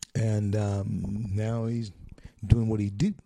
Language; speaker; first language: English; native; English